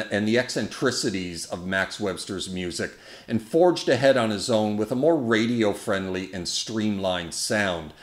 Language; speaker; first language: English; native; English